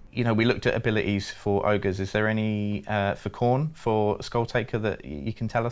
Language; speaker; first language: English; native; English